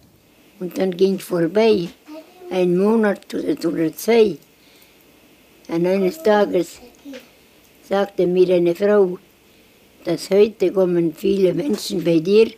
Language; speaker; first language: German; non-native, learner; Estonian